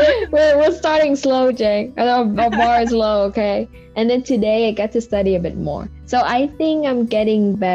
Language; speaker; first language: English; non-native, fluent; Vietnamese